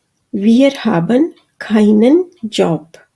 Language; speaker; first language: German; non-native, fluent; Urdu